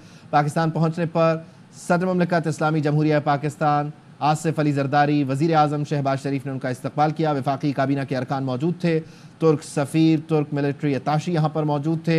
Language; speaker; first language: Urdu; native; Urdu